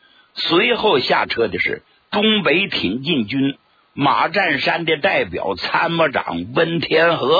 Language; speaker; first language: Chinese; native; Chinese